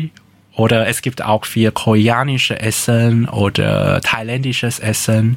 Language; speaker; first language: German; non-native, learner; Chinese